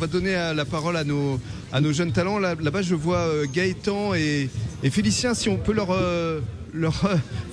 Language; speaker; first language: French; native; French